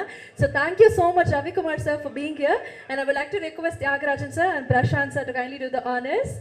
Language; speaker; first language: Tamil; native; Tamil